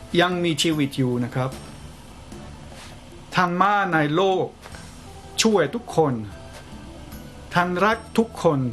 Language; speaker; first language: Thai; non-native, fluent; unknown